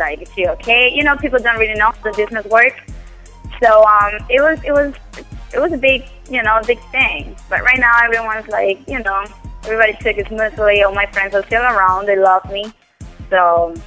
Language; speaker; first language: English; non-native, fluent; Spanish